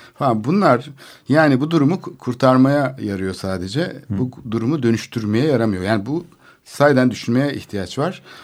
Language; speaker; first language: Turkish; native; Turkish